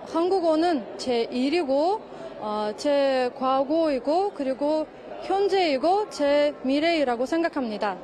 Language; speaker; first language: Korean; non-native, fluent; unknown